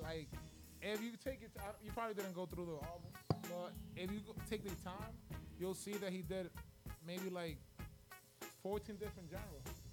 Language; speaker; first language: English; early bilingual, other home language; Spanish